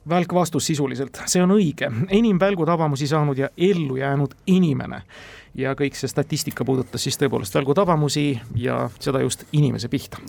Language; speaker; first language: Estonian; native; Estonian